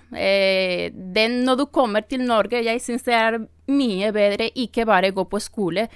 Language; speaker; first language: Norwegian; non-native, learner; Spanish